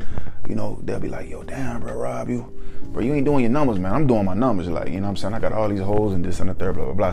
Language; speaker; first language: English; native; English